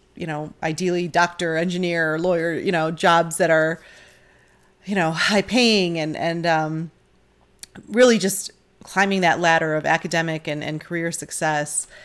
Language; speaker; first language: English; native; English